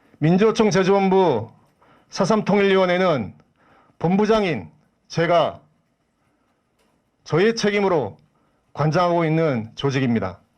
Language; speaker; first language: Korean; native; Korean